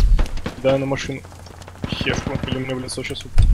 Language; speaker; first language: Russian; native; Russian